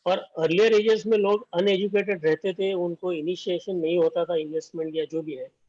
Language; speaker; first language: Hindi; non-native, local second language; Marathi